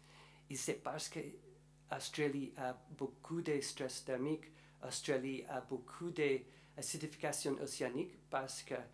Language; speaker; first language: French; non-native, learner; English